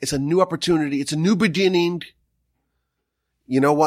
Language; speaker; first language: English; native; English